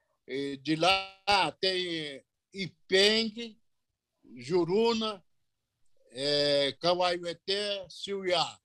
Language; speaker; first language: Portuguese; non-native, local second language; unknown